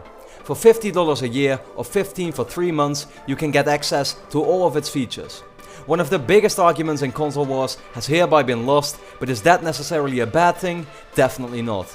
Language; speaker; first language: English; non-native, fluent; Dutch